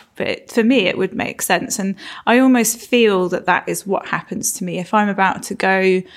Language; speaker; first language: English; native; English